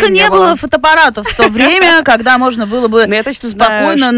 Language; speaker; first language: Russian; native; Russian